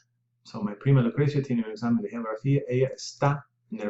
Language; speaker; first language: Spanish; non-native, fluent; English